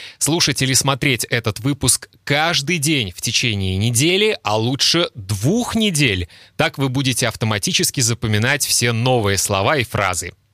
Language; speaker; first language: Russian; native; Russian